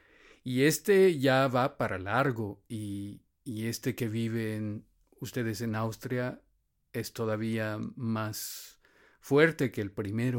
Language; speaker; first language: Spanish; native; Spanish